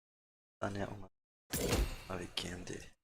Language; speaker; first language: Russian; non-native, local second language; Tajik